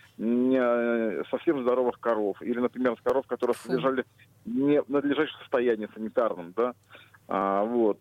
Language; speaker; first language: Russian; native; Russian